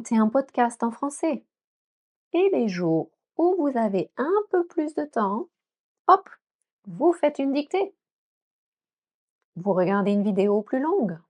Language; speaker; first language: French; native; French